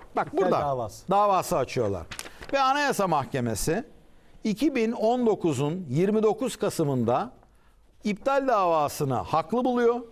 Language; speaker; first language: Turkish; native; Turkish